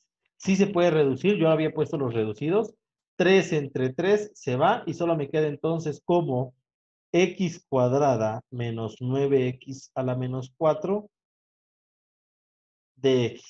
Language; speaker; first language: Spanish; native; Spanish